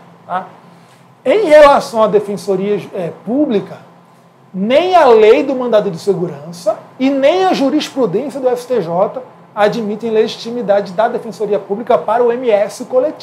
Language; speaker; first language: Portuguese; native; Portuguese